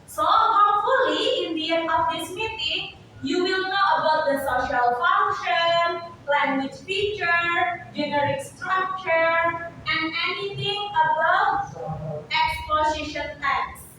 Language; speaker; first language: English; non-native, learner; Indonesian